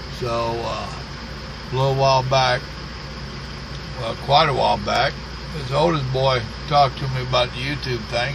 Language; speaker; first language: English; native; English